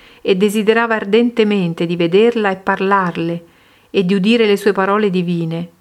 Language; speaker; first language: Italian; native; Italian